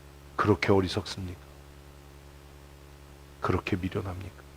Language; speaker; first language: Korean; native; Korean